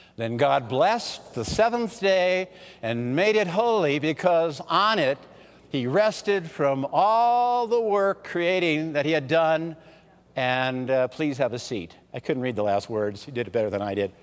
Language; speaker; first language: English; early bilingual, other home language; German